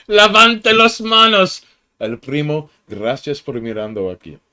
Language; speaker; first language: Spanish; non-native, learner; English